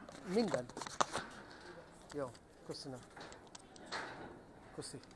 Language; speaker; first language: Hungarian; non-native, learner; English